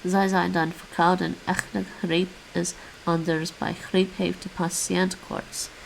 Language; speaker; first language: Dutch; non-native, learner; English